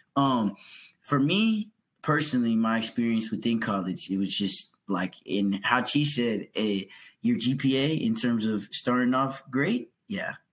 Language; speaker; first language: English; native; English